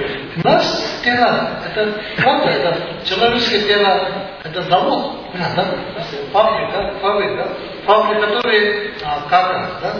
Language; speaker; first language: Russian; non-native, learner; Tibetan